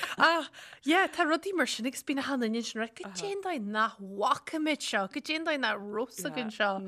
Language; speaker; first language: Irish; native; Irish